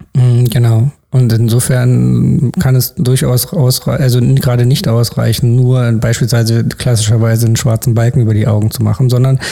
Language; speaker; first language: German; native; German